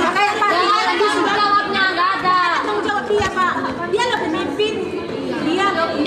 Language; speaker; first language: Indonesian; native; Indonesian